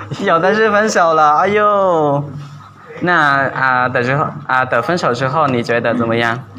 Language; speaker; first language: Chinese; non-native, fluent; Lao